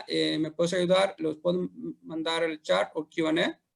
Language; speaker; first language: Spanish; non-native, fluent; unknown